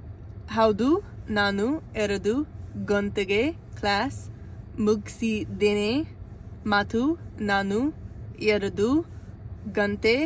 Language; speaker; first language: Kannada; non-native, learner; English